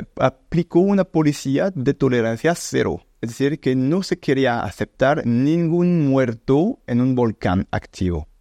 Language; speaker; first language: Spanish; non-native, fluent; French